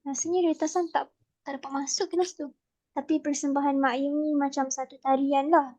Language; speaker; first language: Malay; native; Malay